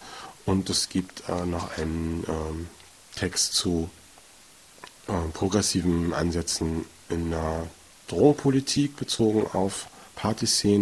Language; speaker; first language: German; native; German